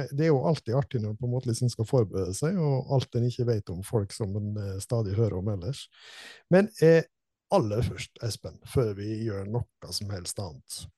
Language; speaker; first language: Norwegian; native; Norwegian